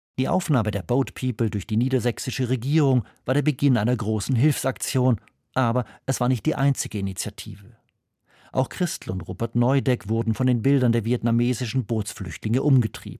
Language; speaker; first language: German; native; German